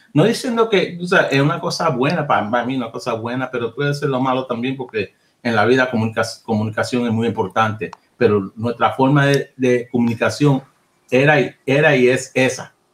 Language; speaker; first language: Spanish; early bilingual, heritage; Spanish